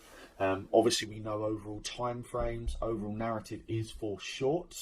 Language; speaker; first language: English; native; English